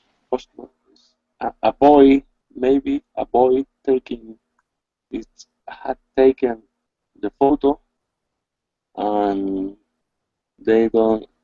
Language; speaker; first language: English; non-native, learner; Spanish